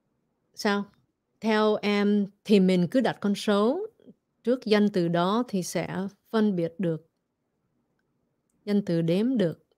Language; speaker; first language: Vietnamese; early bilingual, other home language; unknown